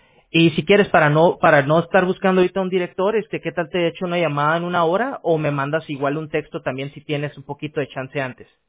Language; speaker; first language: Spanish; native; Spanish